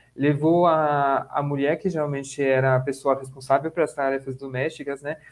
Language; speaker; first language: Portuguese; non-native, fluent; French